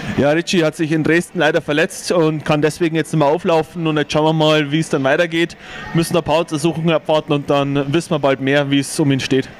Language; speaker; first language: German; native; German